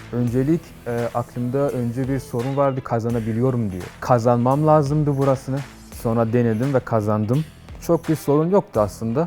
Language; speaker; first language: Turkish; non-native, learner; Persian